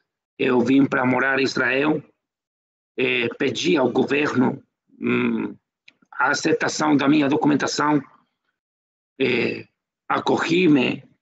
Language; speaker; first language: Portuguese; non-native, fluent; Spanish